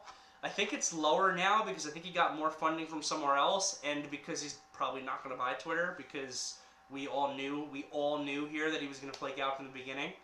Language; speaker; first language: English; native; English